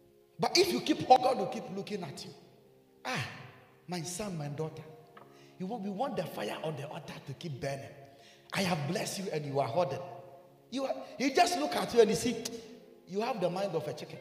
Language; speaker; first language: English; non-native, local second language; Akan